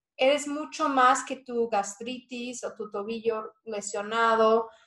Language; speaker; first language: Spanish; non-native, fluent; English